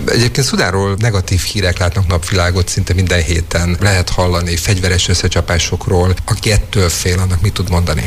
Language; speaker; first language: Hungarian; native; Hungarian